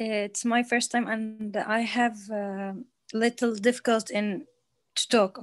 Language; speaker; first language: English; non-native, learner; Arabic